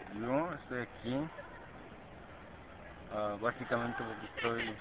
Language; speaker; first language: Spanish; early bilingual, heritage; Spanish